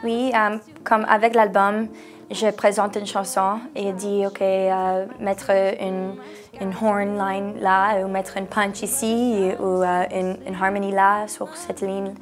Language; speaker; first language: French; non-native, local second language; English